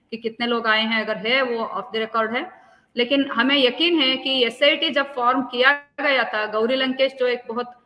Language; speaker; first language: Hindi; non-native, local second language; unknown